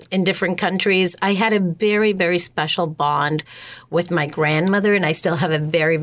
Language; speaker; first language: English; non-native, fluent; Spanish